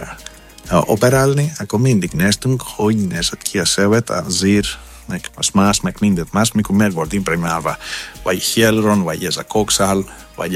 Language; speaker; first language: Hungarian; non-native, fluent; Greek